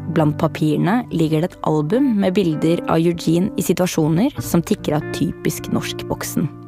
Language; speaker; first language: Norwegian; native; Norwegian